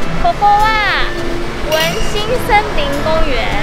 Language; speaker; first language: Japanese; non-native, fluent; Chinese